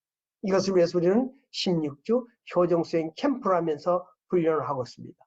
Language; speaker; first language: Korean; native; Korean